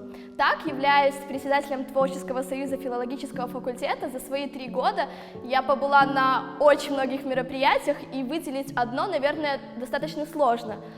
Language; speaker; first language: Russian; native; Russian